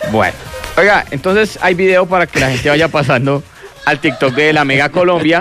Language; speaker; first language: Spanish; native; Spanish